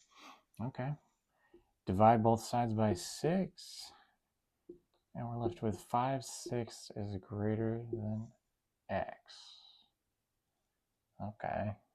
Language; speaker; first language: English; native; English